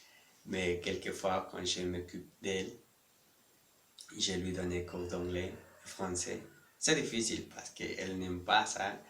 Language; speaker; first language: French; non-native, learner; Spanish